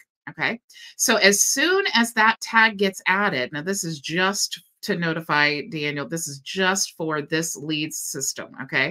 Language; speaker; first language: English; native; English